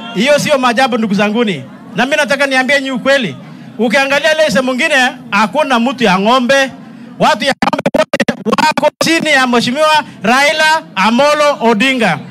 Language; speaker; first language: Swahili; non-native, local second language; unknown